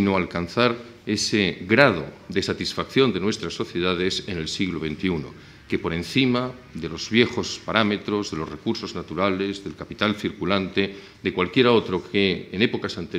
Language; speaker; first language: Spanish; native; Spanish